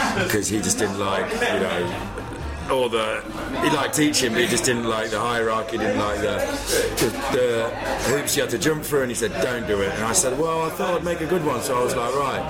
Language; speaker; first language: English; native; English